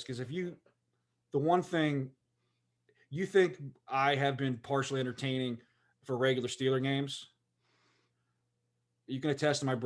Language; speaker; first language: English; native; English